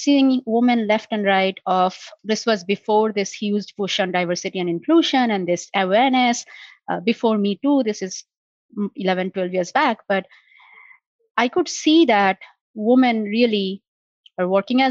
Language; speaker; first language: English; non-native, local second language; Bangla